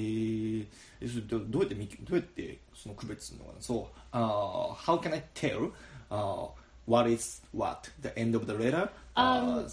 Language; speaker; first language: English; non-native, learner; Japanese